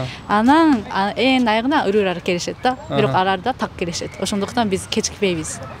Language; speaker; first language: Kyrgyz; non-native, fluent; Japanese